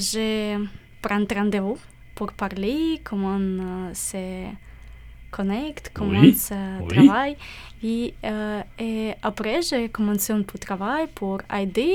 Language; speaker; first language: French; non-native, learner; Ukrainian